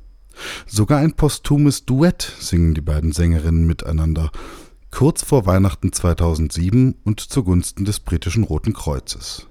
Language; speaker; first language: German; native; German